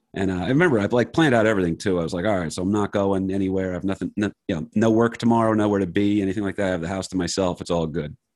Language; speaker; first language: English; native; English